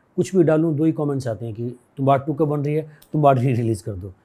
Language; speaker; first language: Hindi; native; Hindi